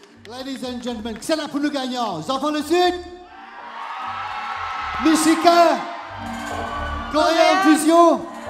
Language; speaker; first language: French; non-native, local second language; Morisyen